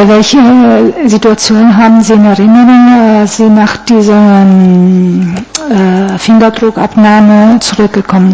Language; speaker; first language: German; non-native, fluent; Italian